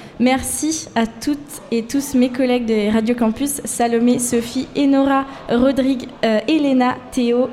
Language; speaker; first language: French; native; French